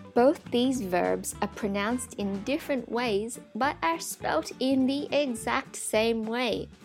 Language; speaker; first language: English; native; English